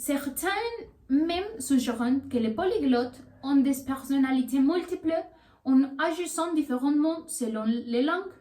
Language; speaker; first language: French; non-native, learner; Spanish